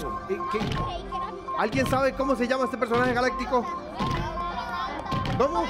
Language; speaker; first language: Spanish; native; Spanish